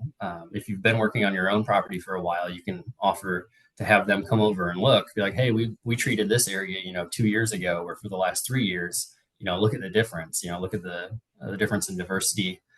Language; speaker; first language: English; native; English